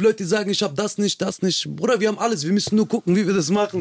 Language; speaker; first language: German; early bilingual, other home language; Kurdish